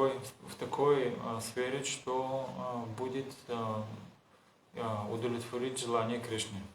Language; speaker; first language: Russian; non-native, learner; Bulgarian